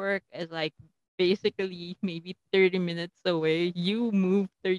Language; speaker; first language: English; non-native, local second language; Filipino